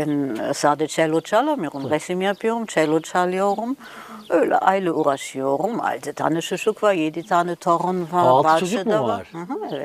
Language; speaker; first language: Turkish; non-native, learner; German